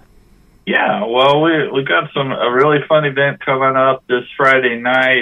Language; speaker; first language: English; native; English